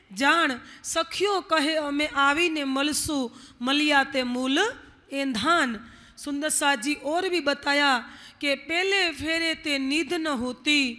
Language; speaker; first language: Hindi; non-native, local second language; Gujarati